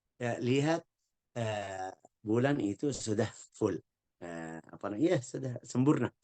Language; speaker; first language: Indonesian; non-native, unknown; Arabic